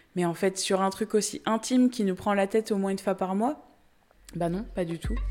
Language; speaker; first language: French; native; French